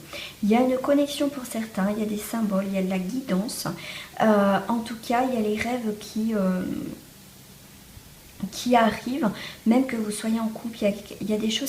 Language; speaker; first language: French; native; French